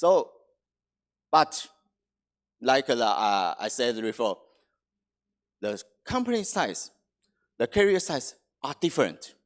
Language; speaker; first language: English; non-native, fluent; Chinese